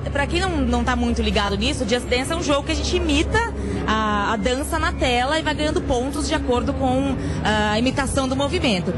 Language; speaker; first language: Portuguese; native; Portuguese